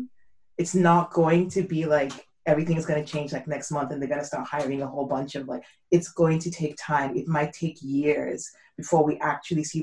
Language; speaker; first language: English; non-native, local second language; Yoruba